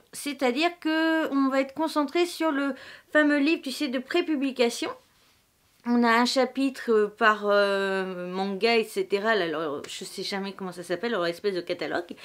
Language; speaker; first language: French; native; French